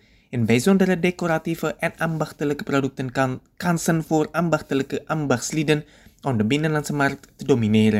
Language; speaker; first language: Dutch; non-native, fluent; Indonesian